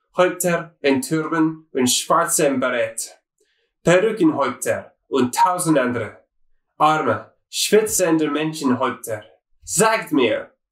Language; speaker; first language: German; non-native, learner; English